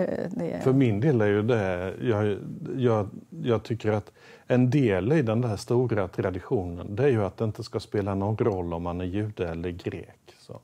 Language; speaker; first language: Swedish; native; Swedish